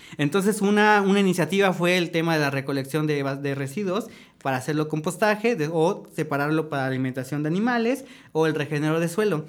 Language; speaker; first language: Spanish; native; Spanish